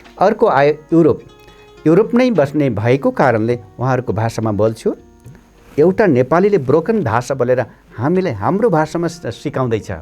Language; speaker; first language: Nepali; native; Nepali